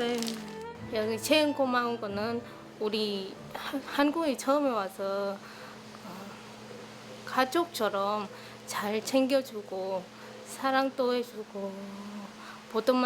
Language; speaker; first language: Korean; non-native, learner; Vietnamese